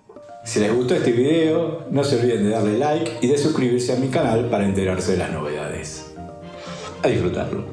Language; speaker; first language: Spanish; native; Spanish